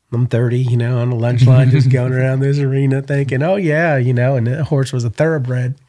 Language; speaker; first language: English; native; English